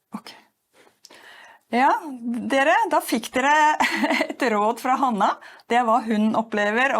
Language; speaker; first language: Norwegian; native; Norwegian